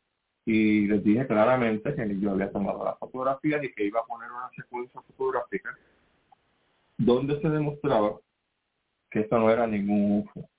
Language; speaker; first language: Spanish; native; Spanish